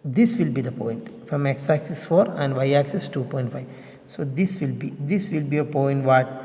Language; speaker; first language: English; non-native, local second language; Malayalam